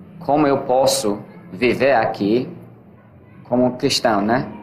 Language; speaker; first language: Portuguese; non-native, learner; English